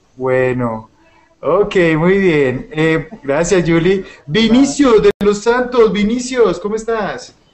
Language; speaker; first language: Spanish; native; Spanish